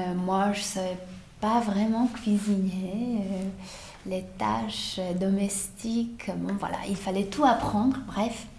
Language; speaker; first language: French; non-native, fluent; Polish